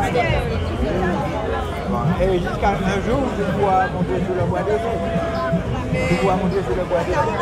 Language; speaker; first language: French; native; French